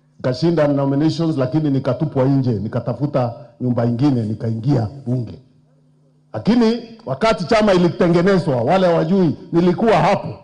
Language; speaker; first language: Swahili; non-native, local second language; Meru